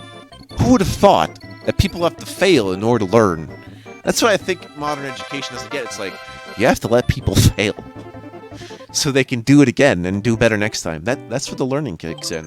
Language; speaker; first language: English; native; English